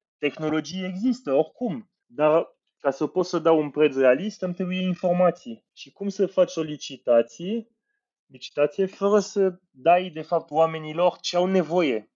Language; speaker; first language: Romanian; non-native, fluent; French